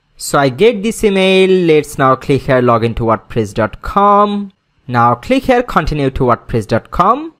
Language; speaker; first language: English; non-native, local second language; Bangla